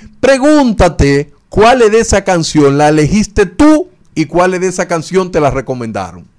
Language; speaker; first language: Spanish; native; Spanish